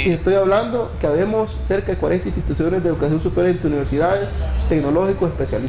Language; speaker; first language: Spanish; native; Spanish